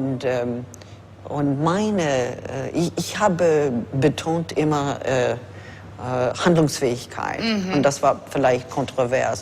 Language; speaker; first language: German; non-native, fluent; English